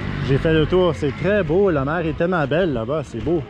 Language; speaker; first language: French; non-native, local second language; English